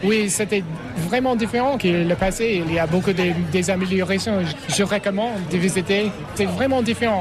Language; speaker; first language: French; non-native, learner; English